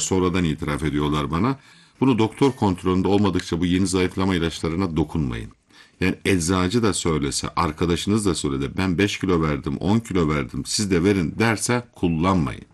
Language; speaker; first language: Turkish; native; Turkish